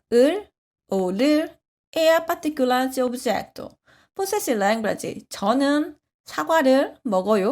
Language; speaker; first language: Portuguese; non-native, fluent; Korean